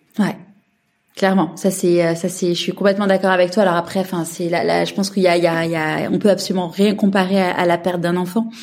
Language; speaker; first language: French; native; French